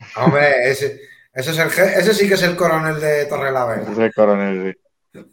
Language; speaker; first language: Spanish; native; Spanish